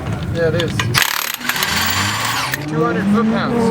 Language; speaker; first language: English; native; English